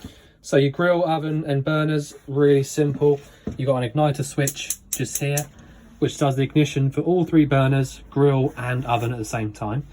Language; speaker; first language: English; native; English